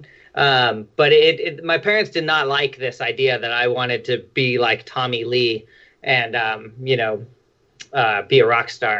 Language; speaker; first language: English; native; English